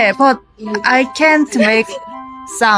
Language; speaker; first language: English; non-native, learner; Korean